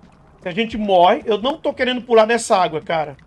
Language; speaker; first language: Portuguese; native; Portuguese